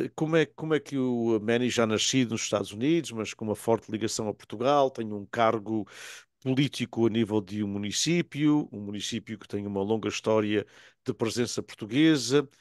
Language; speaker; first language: Portuguese; native; Portuguese